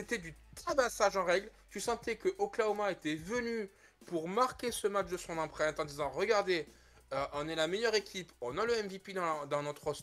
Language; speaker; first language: French; native; French